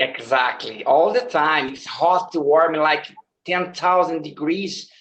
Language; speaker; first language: English; non-native, learner; Portuguese